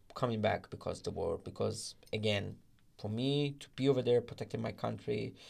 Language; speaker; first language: English; non-native, learner; Hebrew